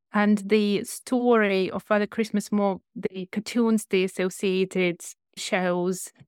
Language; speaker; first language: English; non-native, fluent; Ukrainian